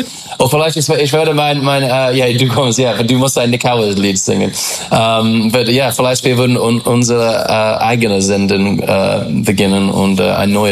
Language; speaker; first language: German; non-native, learner; English